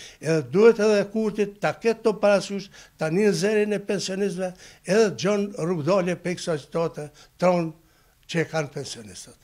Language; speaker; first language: Albanian; native; Albanian